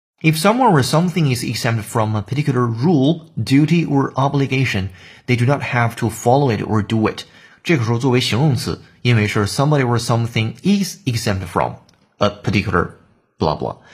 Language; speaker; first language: English; non-native, fluent; Chinese